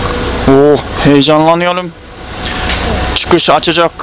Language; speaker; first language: Turkish; non-native, learner; Japanese